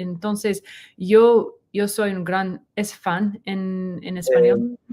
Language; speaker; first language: Spanish; non-native, learner; English